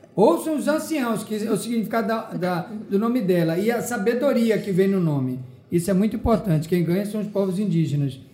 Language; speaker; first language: Portuguese; native; Portuguese